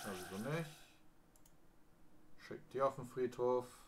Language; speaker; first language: German; native; German